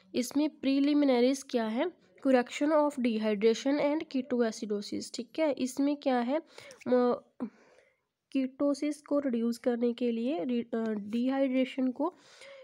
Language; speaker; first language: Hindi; non-native, local second language; Punjabi